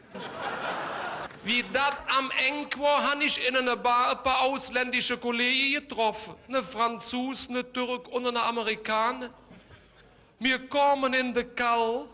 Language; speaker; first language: German; native; German